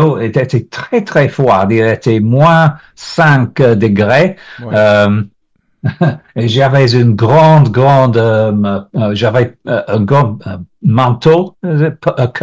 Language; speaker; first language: French; non-native, learner; English